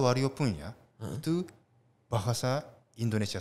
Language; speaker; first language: Indonesian; non-native, learner; Japanese